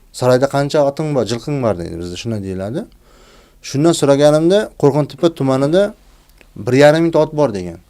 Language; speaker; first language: Uzbek; non-native, local second language; Kyrgyz